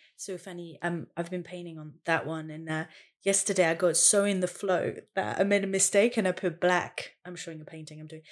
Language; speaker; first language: English; non-native, fluent; French